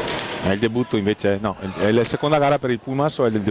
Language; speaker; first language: Italian; native; Italian